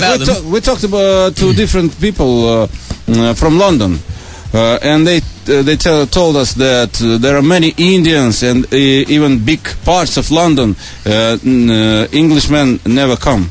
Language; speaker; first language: English; non-native, learner; Russian